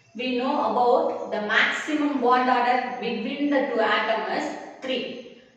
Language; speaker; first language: English; non-native, local second language; Tamil